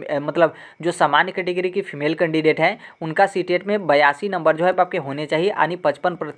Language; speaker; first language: Hindi; native; Hindi